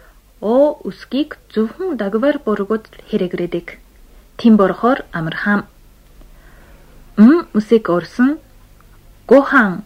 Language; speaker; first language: Mongolian; non-native, fluent; Japanese